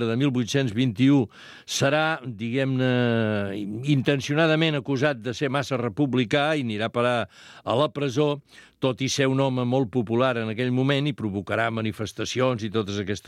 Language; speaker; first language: Catalan; native; Catalan